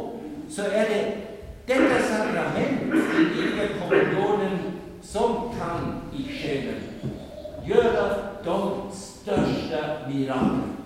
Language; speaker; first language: Swedish; non-native, fluent; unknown